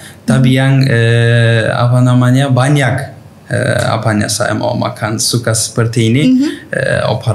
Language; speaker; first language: Indonesian; non-native, learner; Turkish